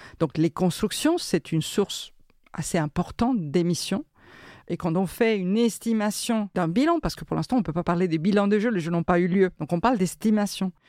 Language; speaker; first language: French; non-native, fluent; Spanish